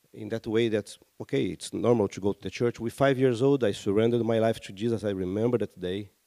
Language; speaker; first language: English; non-native, fluent; Portuguese